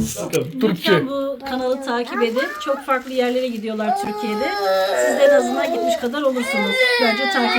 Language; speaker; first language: Turkish; native; Turkish